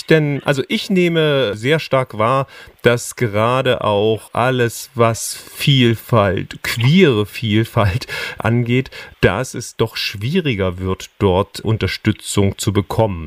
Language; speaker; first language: German; native; German